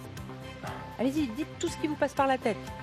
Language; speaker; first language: French; native; French